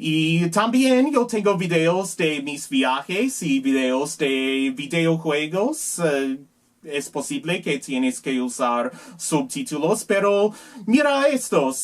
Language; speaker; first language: Spanish; non-native, learner; English